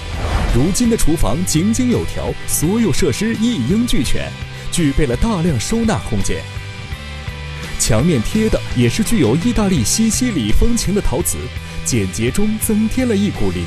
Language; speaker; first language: Chinese; native; Chinese